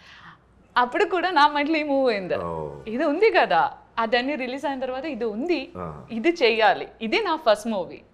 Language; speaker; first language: Telugu; non-native, learner; Malayalam